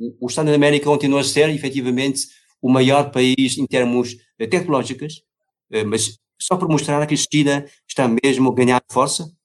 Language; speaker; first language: Portuguese; non-native, fluent; Chinese